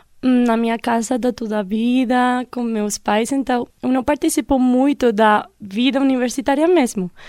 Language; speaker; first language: Portuguese; non-native, fluent; Spanish